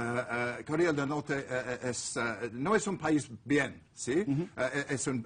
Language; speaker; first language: Spanish; non-native, learner; English